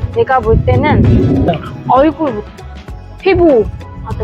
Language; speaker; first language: Korean; non-native, fluent; Vietnamese